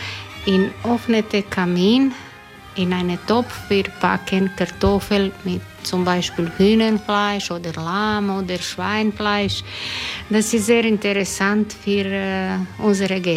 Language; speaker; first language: German; non-native, learner; Croatian